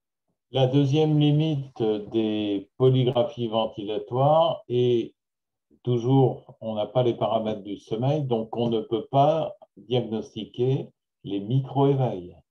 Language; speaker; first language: French; native; French